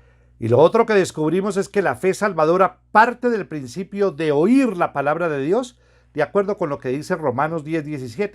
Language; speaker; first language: Spanish; native; Spanish